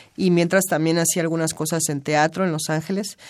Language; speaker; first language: Spanish; native; Spanish